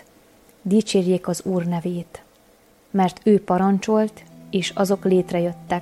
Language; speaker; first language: Hungarian; native; Hungarian